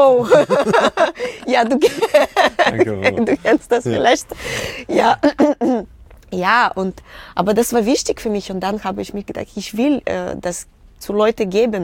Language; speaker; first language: German; non-native, learner; Russian